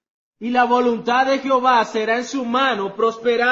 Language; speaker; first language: Spanish; native; Spanish